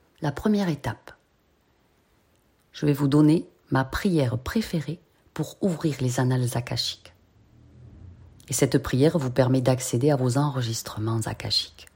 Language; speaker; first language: French; native; French